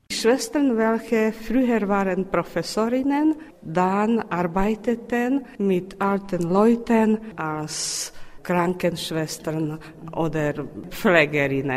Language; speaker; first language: German; non-native, learner; Czech